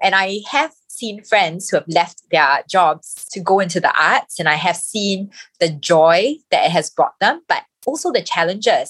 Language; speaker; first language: English; native; English